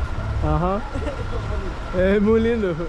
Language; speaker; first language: Spanish; non-native, learner; Haitian Creole